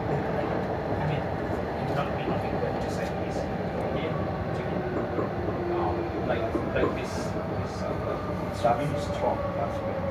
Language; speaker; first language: English; non-native, fluent; Indonesian